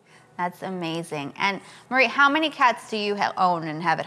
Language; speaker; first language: English; native; English